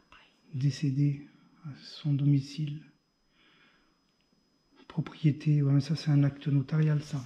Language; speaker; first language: French; native; French